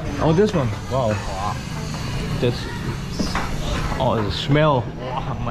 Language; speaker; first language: English; non-native, fluent; German